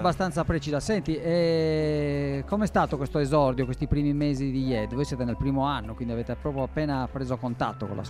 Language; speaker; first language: Italian; native; Italian